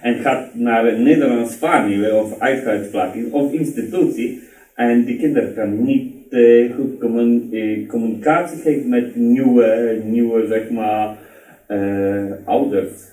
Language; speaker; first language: Dutch; non-native, learner; Polish